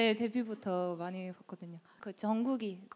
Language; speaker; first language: Korean; non-native, learner; English